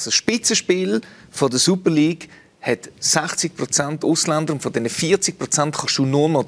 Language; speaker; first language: German; native; German